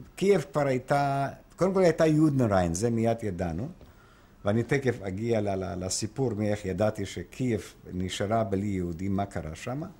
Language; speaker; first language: Hebrew; non-native, fluent; Polish